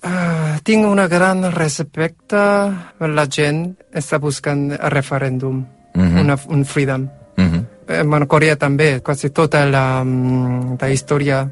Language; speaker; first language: Catalan; non-native, learner; Korean